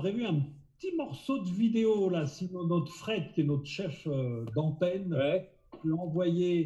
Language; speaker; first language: French; native; French